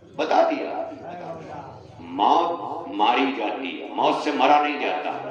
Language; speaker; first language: Urdu; non-native, local second language; Awadhi